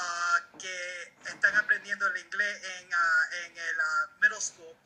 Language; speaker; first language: Spanish; early bilingual, heritage; Spanish